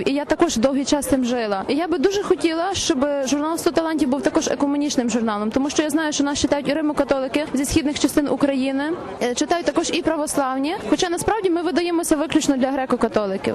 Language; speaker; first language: Ukrainian; native; Ukrainian